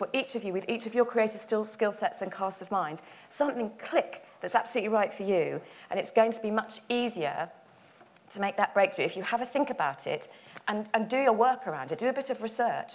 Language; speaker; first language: English; native; English